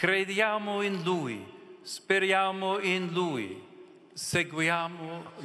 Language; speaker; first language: Italian; non-native, fluent; English